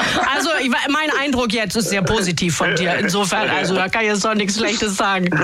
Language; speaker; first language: German; native; German